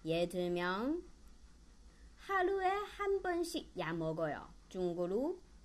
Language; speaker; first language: Korean; non-native, fluent; Chinese